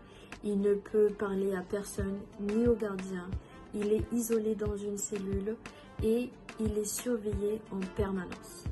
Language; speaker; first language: French; native; French